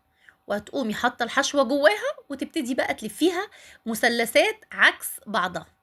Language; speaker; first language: Arabic; native; Arabic